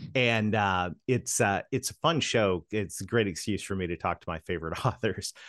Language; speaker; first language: English; native; English